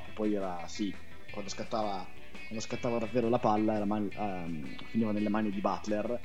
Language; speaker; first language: Italian; native; Italian